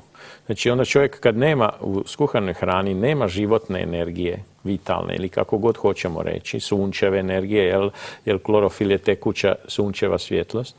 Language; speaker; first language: Croatian; native; Croatian